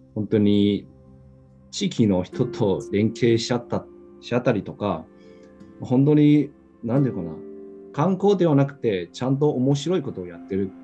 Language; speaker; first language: Japanese; non-native, fluent; Chinese